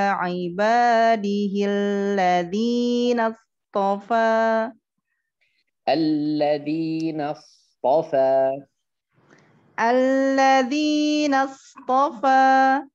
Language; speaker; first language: Arabic; non-native, fluent; Indonesian